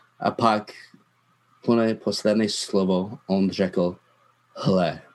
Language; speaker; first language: Czech; non-native, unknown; English